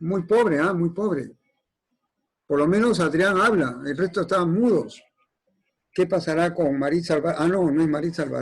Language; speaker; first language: Spanish; native; Spanish